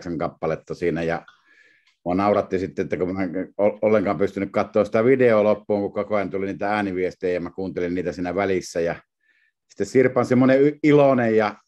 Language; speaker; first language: Finnish; native; Finnish